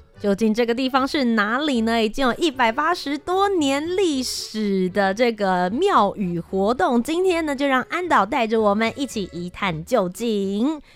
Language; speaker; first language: Chinese; native; Chinese